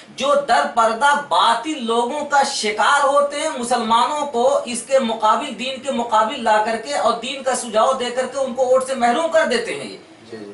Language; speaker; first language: Urdu; native; Urdu